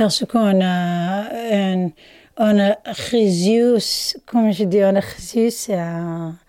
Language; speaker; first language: French; non-native, learner; Somali